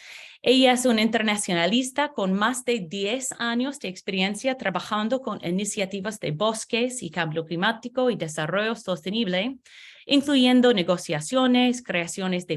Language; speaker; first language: Spanish; non-native, learner; English